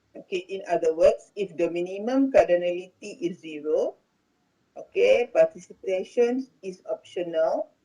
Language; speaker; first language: English; non-native, local second language; Malay